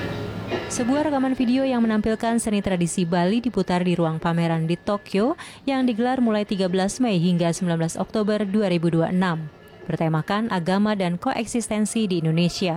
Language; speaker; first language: Indonesian; native; Indonesian